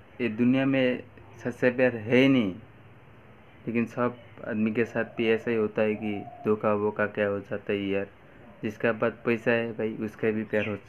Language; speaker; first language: Hindi; non-native, local second language; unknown